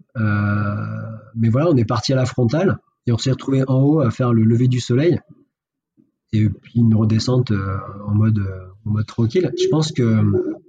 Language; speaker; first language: French; native; French